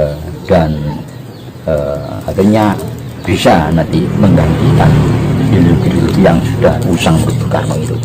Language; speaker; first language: Indonesian; native; Indonesian